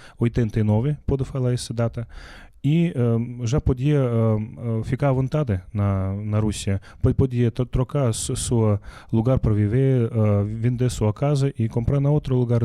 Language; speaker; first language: Portuguese; non-native, learner; Russian